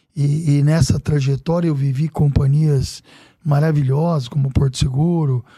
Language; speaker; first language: Portuguese; native; Portuguese